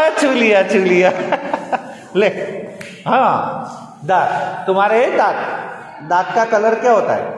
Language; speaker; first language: Hindi; non-native, local second language; Gujarati